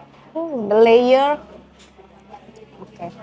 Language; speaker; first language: English; non-native, fluent; Indonesian